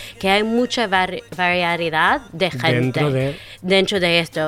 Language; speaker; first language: Spanish; non-native, fluent; English